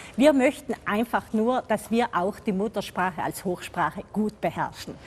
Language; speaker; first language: German; native; German